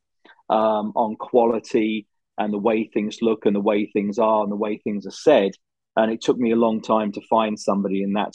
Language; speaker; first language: English; native; English